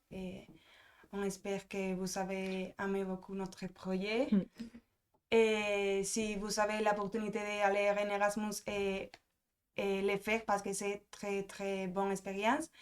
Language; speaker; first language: French; non-native, fluent; Spanish